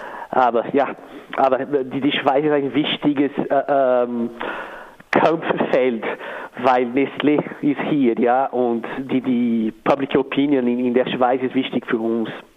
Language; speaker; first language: German; non-native, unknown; Portuguese